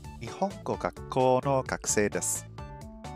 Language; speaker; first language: Japanese; non-native, learner; English